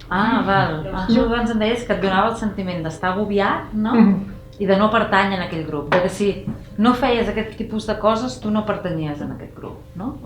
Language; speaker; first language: Catalan; native; Catalan